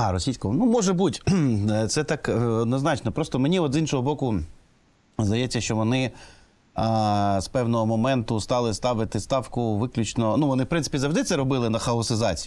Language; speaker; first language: Ukrainian; native; Ukrainian